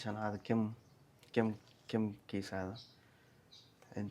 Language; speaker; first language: Arabic; non-native, learner; Telugu